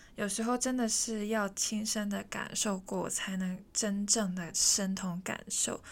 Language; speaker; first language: Chinese; non-native, local second language; Cantonese